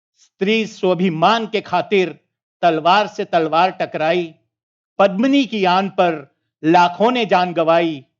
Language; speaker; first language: Hindi; non-native, local second language; Punjabi